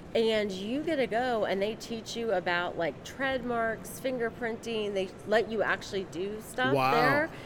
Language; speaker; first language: English; native; English